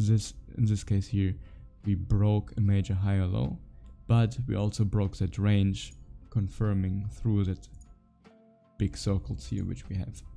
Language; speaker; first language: English; non-native, fluent; German